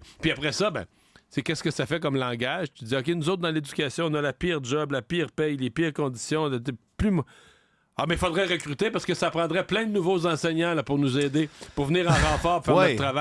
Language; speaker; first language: French; native; French